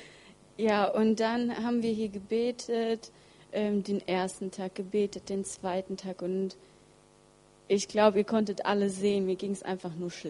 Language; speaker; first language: German; early bilingual, other home language; Russian